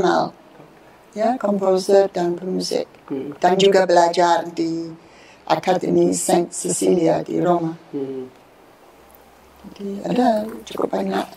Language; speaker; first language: Indonesian; non-native, fluent; English